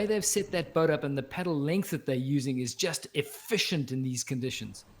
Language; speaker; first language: English; native; English